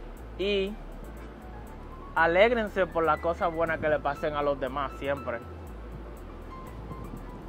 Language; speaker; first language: Spanish; native; Spanish